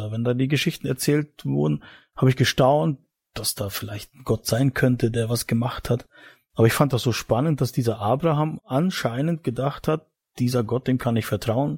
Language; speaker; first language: German; native; German